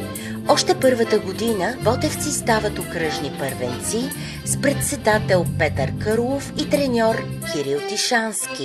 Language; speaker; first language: Bulgarian; native; Bulgarian